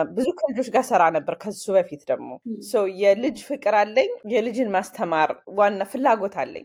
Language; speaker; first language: Amharic; early bilingual, heritage; Amharic